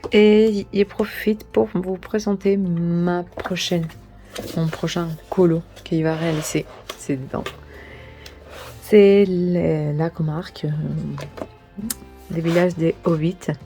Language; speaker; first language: French; non-native, learner; Spanish